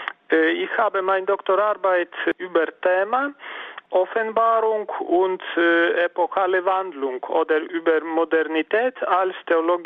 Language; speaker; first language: German; non-native, fluent; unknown